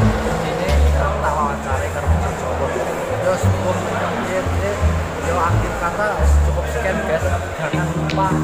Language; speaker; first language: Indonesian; non-native, local second language; Javanese